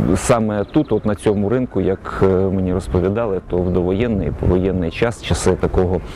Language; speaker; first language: Ukrainian; native; Ukrainian